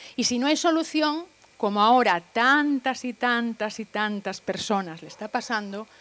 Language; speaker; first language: Spanish; native; Spanish